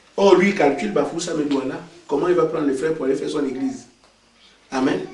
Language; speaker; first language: French; non-native, local second language; Basaa